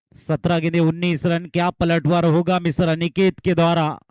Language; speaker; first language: Hindi; non-native, local second language; Marathi